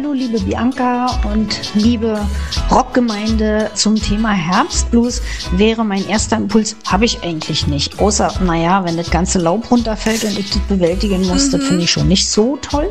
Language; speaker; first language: German; native; German